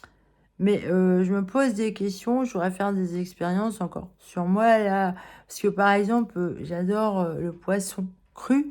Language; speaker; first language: French; native; French